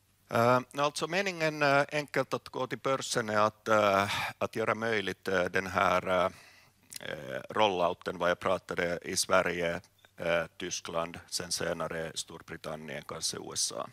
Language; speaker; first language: Swedish; non-native, local second language; Finnish